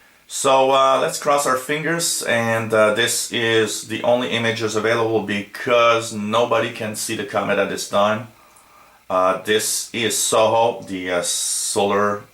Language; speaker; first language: English; non-native, local second language; French